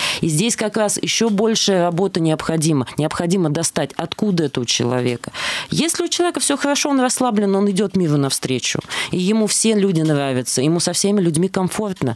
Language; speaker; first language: Russian; native; Russian